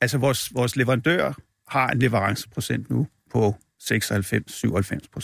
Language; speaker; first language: Danish; native; Danish